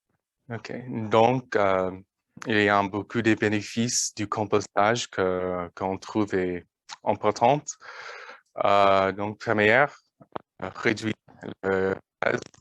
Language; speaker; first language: French; non-native, learner; English